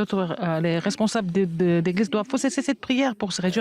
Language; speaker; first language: French; non-native, fluent; Korean